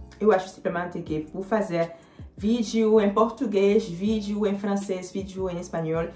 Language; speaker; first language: Portuguese; non-native, learner; French